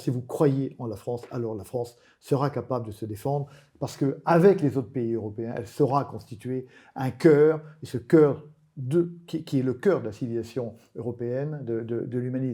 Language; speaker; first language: French; native; French